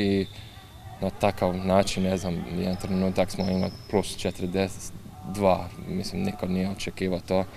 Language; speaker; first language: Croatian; early bilingual, heritage; English